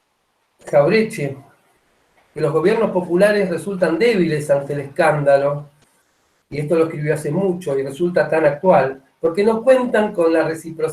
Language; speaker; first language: Spanish; native; Spanish